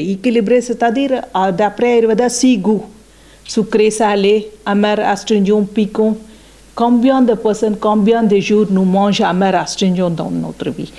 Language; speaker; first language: French; non-native, learner; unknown